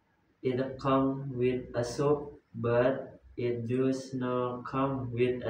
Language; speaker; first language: English; non-native, learner; Indonesian